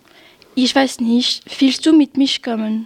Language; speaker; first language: German; non-native, learner; French